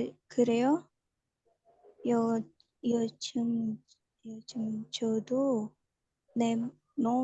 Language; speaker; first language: Korean; non-native, learner; Indonesian